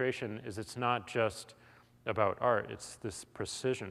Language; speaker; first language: English; native; English